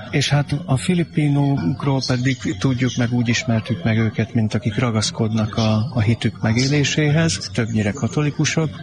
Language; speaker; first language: Hungarian; native; Hungarian